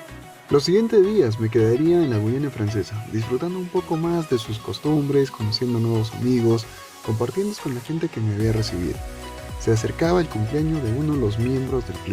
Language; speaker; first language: Spanish; native; Spanish